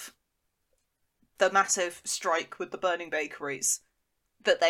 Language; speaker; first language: English; native; English